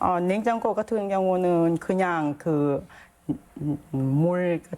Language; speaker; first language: Korean; non-native, learner; Thai